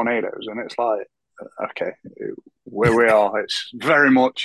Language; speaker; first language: English; native; English